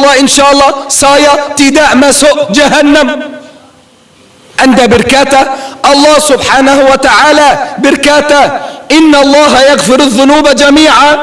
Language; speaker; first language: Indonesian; non-native, learner; Arabic